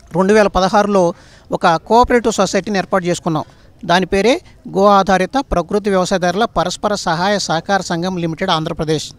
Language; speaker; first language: Telugu; native; Telugu